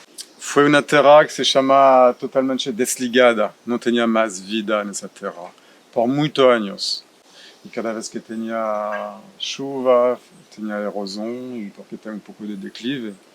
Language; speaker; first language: Portuguese; non-native, fluent; French